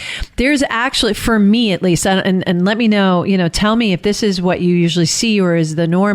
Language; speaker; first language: English; native; English